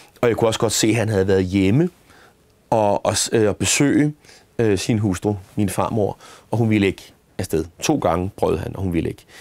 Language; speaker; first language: Danish; native; Danish